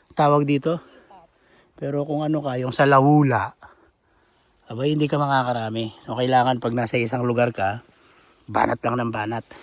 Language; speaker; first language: Filipino; non-native, local second language; Pampanga